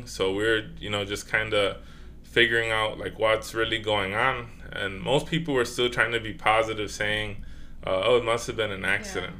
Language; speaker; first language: English; native; English